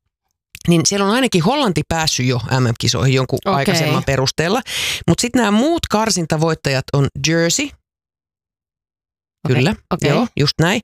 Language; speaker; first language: Finnish; native; Finnish